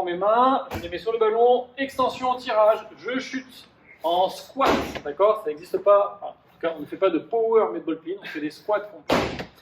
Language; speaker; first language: French; native; French